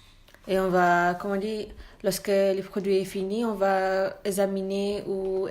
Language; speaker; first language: French; non-native, learner; Malay